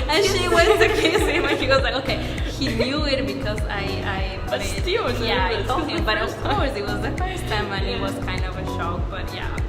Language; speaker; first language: English; non-native, fluent; Spanish